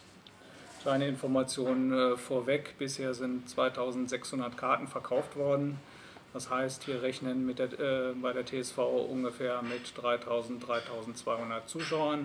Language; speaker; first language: German; native; German